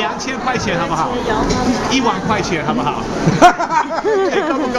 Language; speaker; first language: Chinese; non-native, learner; English